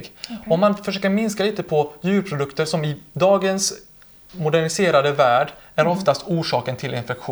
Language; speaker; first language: Swedish; native; Swedish